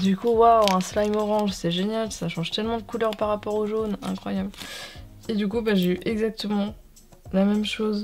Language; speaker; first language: French; native; French